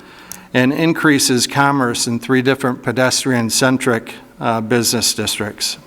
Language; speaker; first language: English; native; English